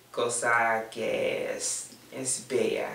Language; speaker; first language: Spanish; non-native, learner; English